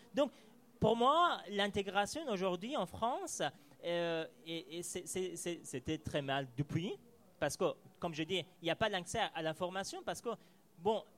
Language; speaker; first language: French; non-native, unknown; Persian